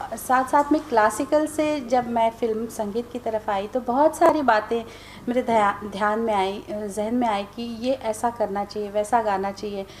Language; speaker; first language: Hindi; non-native, local second language; Marathi